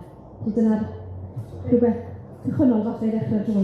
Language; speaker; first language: Welsh; native; Welsh